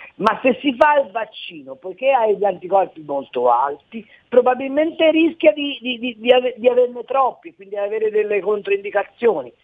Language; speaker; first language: Italian; native; Italian